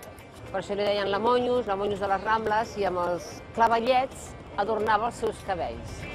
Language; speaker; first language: Catalan; native; Catalan